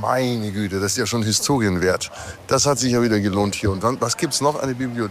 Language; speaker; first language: German; native; German